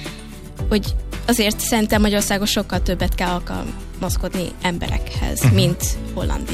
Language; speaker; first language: Hungarian; early bilingual, heritage; Hungarian